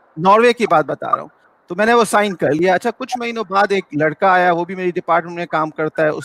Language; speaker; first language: Urdu; non-native, local second language; Sindhi